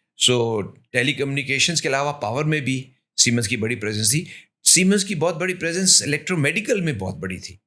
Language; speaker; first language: Urdu; native; Urdu